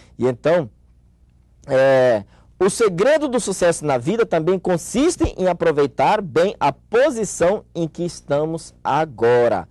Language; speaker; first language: Portuguese; native; Portuguese